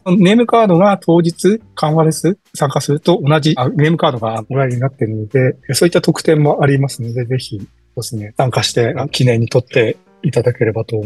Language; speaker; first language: Japanese; native; Japanese